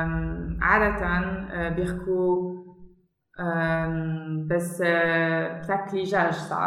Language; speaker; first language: Arabic; non-native, learner; German